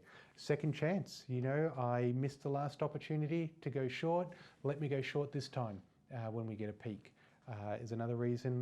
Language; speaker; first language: English; native; English